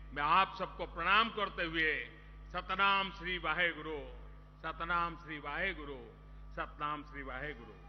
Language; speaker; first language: Hindi; non-native, local second language; Gujarati